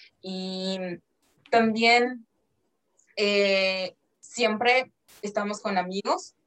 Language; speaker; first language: Spanish; non-native, fluent; Portuguese